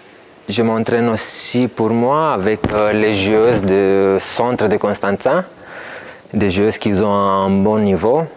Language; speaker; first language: French; non-native, fluent; Romanian